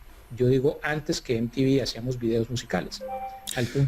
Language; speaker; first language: Spanish; native; Spanish